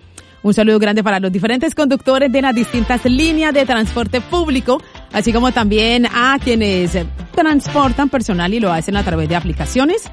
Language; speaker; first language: Spanish; native; Spanish